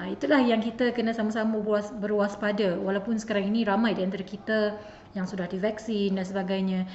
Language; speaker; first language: Malay; native; Malay